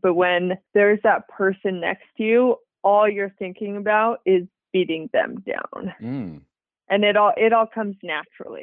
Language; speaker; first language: English; native; English